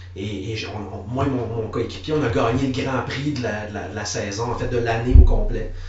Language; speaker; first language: French; native; French